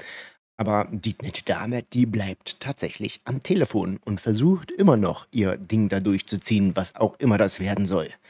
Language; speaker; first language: German; native; German